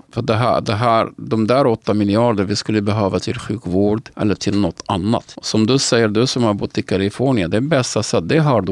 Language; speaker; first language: Swedish; non-native, fluent; Arabic